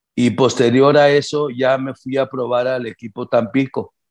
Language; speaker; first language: Spanish; native; Spanish